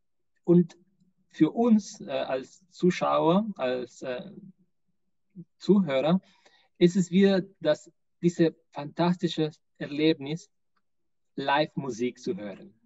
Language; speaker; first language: German; non-native, fluent; Spanish